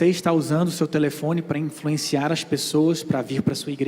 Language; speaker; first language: Portuguese; native; Portuguese